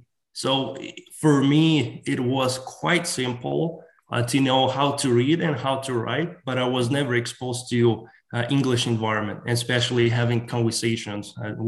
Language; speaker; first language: English; non-native, fluent; Ukrainian